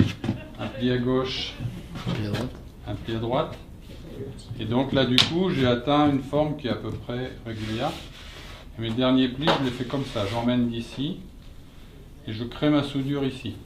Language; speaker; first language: French; native; French